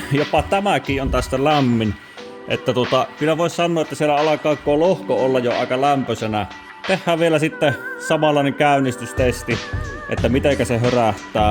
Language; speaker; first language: Finnish; native; Finnish